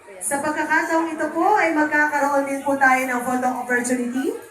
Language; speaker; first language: Filipino; native; Filipino